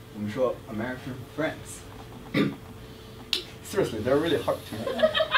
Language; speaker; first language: English; non-native, fluent; Chinese